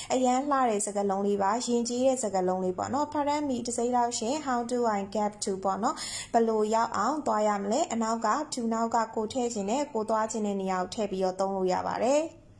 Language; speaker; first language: Burmese; native; Burmese